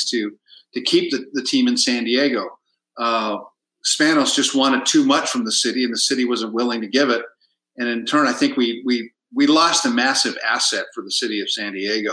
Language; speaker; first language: English; early bilingual, other home language; Spanish